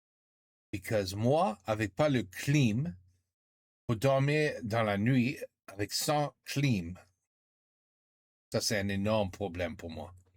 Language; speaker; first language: French; non-native, learner; English